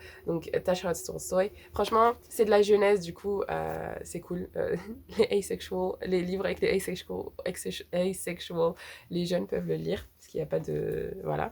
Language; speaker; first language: French; native; French